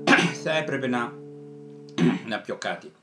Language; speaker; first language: Greek; non-native, fluent; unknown